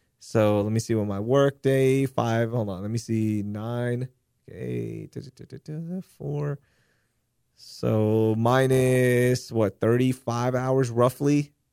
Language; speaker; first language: English; early bilingual, other home language; Urdu